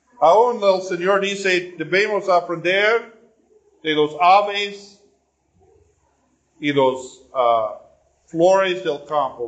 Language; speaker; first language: Spanish; non-native, learner; English